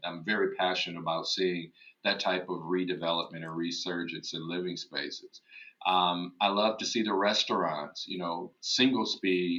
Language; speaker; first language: English; native; English